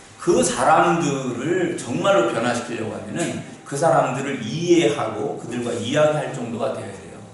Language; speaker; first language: Korean; native; Korean